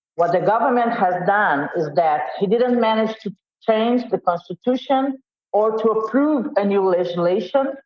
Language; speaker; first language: English; non-native, fluent; Portuguese